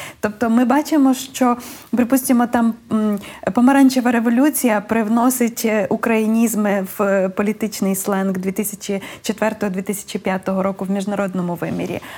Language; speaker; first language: Ukrainian; native; Ukrainian